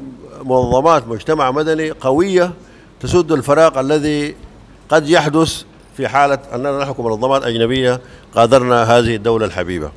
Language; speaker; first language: Arabic; native; Arabic